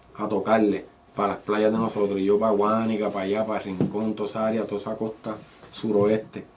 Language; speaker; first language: Spanish; native; Spanish